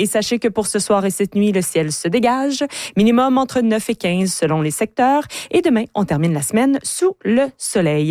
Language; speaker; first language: French; native; French